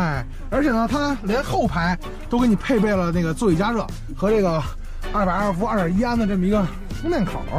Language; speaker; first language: Chinese; native; Chinese